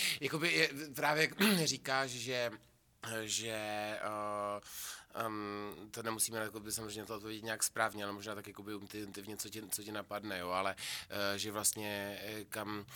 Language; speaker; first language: Czech; native; Czech